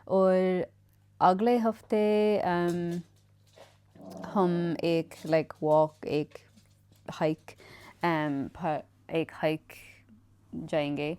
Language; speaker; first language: Hindi; non-native, learner; English